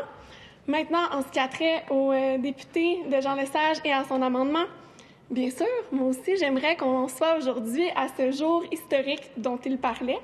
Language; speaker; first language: French; native; French